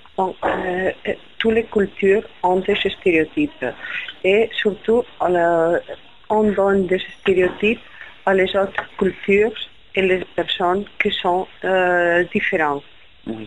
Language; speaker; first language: French; non-native, fluent; Spanish